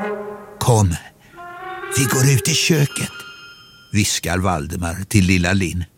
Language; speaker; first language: Swedish; native; Swedish